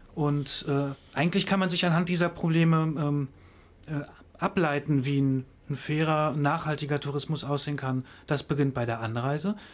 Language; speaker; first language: German; native; German